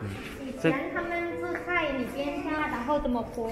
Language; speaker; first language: Chinese; non-native, learner; Vietnamese